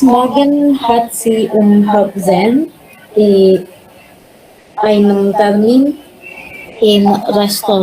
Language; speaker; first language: German; non-native, learner; Indonesian